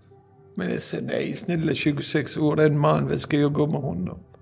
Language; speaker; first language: Swedish; non-native, learner; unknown